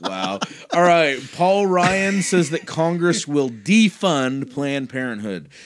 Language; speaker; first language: English; native; English